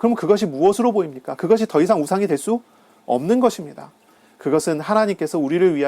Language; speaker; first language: Korean; native; Korean